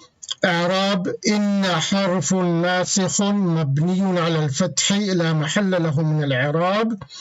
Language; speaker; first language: Arabic; non-native, fluent; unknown